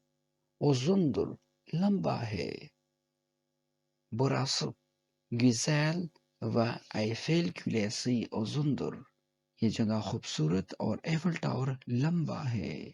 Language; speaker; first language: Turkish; non-native, fluent; Urdu